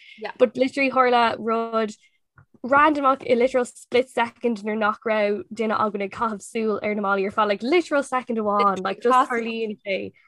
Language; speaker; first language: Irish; non-native, local second language; English